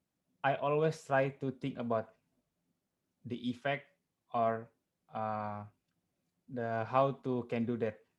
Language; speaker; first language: English; non-native, learner; Indonesian